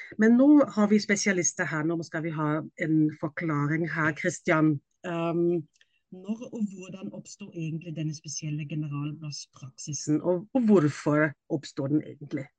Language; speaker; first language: Norwegian; non-native, fluent; German